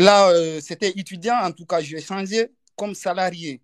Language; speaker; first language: French; non-native, learner; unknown